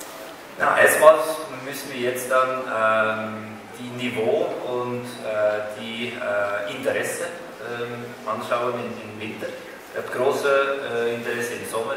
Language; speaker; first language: German; non-native, fluent; Norwegian